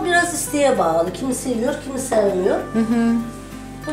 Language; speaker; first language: Turkish; native; Turkish